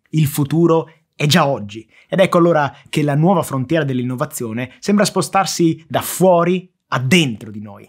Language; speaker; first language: Italian; native; Italian